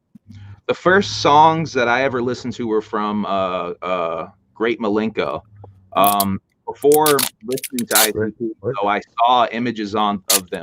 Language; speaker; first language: English; native; English